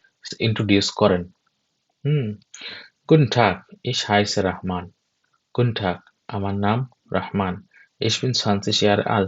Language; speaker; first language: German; non-native, fluent; Bangla